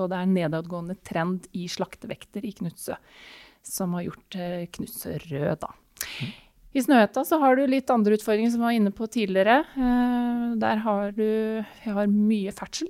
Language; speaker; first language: Norwegian; native; Norwegian